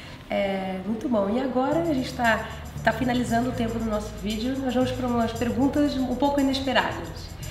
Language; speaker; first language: Portuguese; native; Portuguese